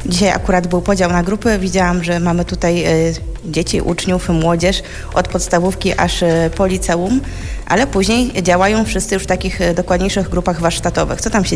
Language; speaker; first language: Polish; native; Polish